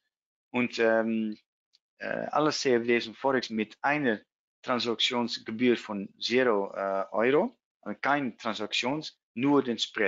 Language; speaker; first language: German; non-native, learner; Dutch